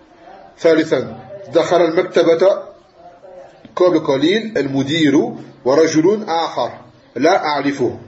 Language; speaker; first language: Arabic; non-native, fluent; French